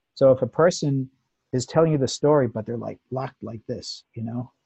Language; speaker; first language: English; native; English